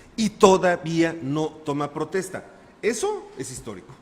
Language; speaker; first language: Spanish; native; Spanish